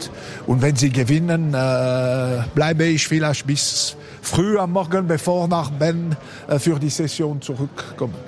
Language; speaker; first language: German; non-native, local second language; French